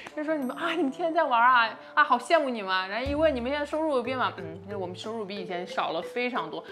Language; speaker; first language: Chinese; native; Chinese